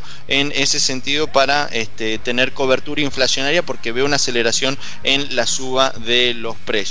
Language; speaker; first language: Spanish; native; Spanish